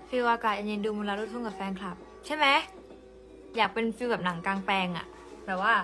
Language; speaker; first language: Thai; native; Thai